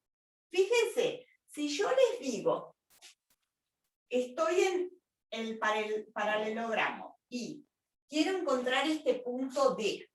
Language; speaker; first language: Spanish; native; Spanish